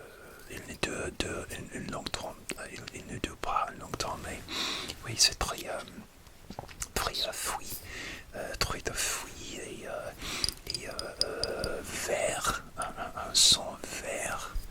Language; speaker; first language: French; non-native, learner; English